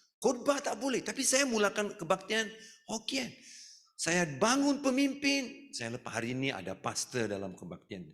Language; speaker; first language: Malay; non-native, local second language; Tamil